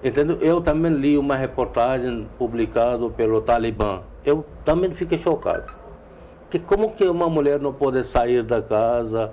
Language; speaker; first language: Portuguese; non-native, learner; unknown